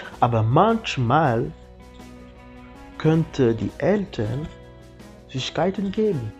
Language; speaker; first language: German; non-native, learner; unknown